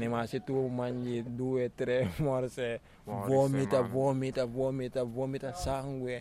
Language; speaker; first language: Italian; non-native, learner; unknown